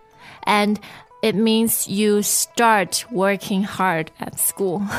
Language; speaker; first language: English; non-native, fluent; Chinese